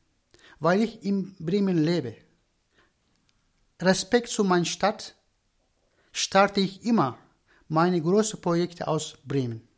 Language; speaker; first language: German; non-native, learner; Turkish